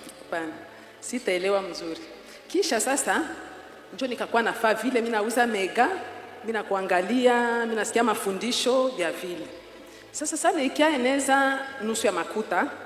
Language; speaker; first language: Swahili; native; Swahili